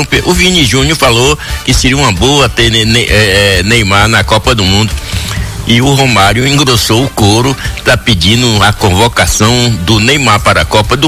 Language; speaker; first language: Portuguese; native; Portuguese